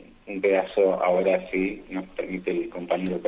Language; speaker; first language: Spanish; native; Spanish